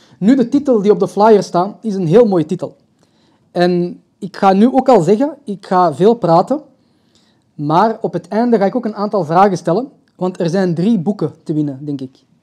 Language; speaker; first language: Dutch; early bilingual, other home language; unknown